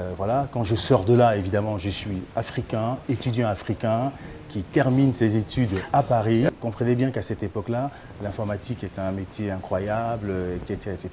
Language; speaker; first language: French; early bilingual, other home language; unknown